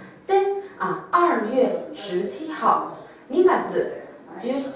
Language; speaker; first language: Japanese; non-native, local second language; Chinese